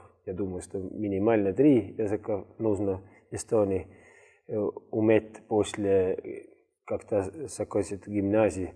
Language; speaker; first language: Russian; non-native, learner; Estonian